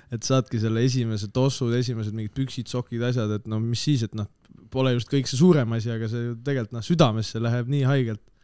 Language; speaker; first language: Estonian; native; Estonian